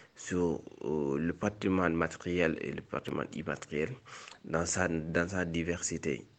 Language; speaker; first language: French; non-native, local second language; Wolof